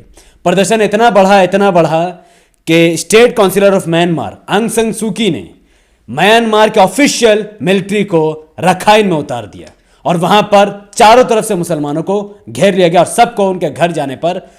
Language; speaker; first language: Hindi; native; Hindi